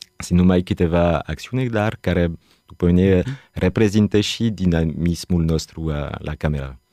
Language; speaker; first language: Romanian; non-native, fluent; French